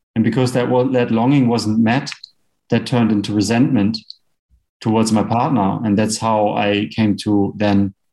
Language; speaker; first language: English; non-native, fluent; German